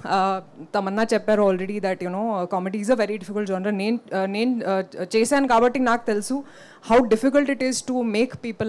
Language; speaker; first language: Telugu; non-native, local second language; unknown